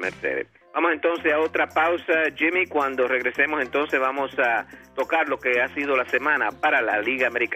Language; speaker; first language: Spanish; native; Spanish